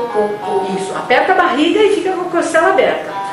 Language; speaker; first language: Portuguese; native; Portuguese